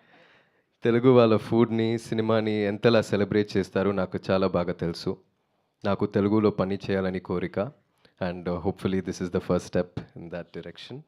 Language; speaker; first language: Telugu; non-native, learner; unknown